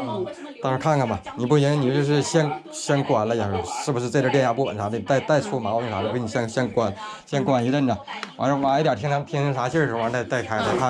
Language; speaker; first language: Chinese; native; Chinese